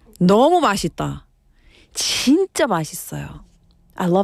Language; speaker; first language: Korean; non-native, learner; English